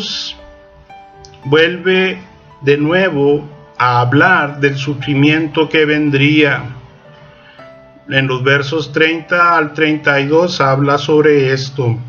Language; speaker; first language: Spanish; native; Spanish